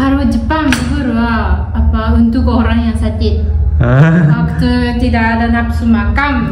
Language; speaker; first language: Indonesian; non-native, learner; Japanese